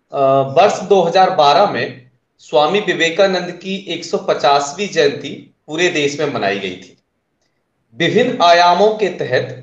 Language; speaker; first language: Hindi; non-native, local second language; Marathi